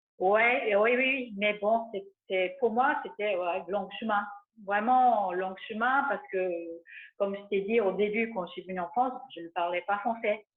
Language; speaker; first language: French; non-native, fluent; Japanese